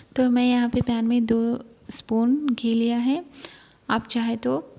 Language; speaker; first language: Hindi; non-native, local second language; Urdu